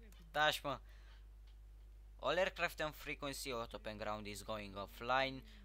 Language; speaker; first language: English; non-native, fluent; Romanian